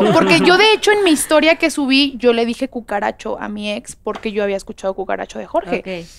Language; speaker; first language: Spanish; native; Spanish